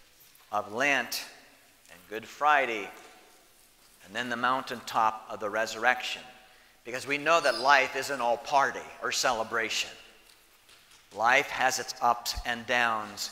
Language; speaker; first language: English; native; English